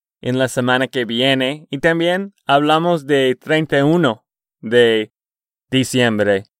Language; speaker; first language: Spanish; non-native, learner; English